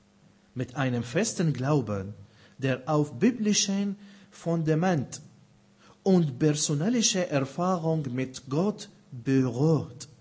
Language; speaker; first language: German; non-native, fluent; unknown